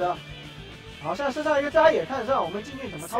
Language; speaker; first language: Chinese; native; Chinese